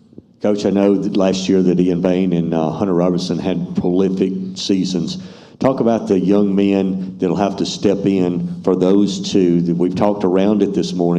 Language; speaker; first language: English; native; English